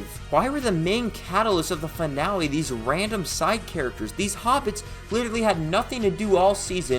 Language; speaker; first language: English; native; English